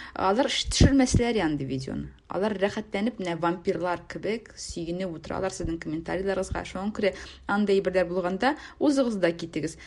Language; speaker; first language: Tatar; native; Tatar